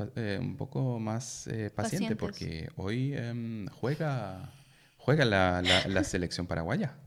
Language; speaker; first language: Spanish; non-native, fluent; German